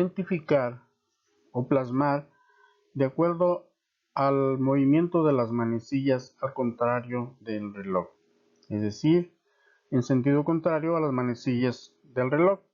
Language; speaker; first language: Spanish; native; Spanish